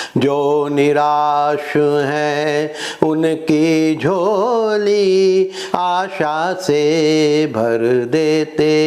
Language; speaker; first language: Hindi; native; Hindi